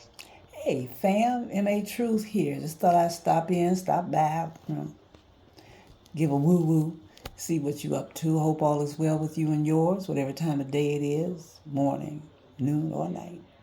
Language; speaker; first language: English; native; English